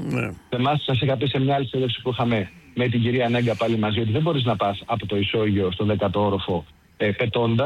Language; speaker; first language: Greek; native; Greek